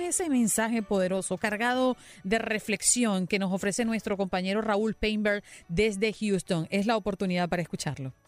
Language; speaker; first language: Spanish; native; Spanish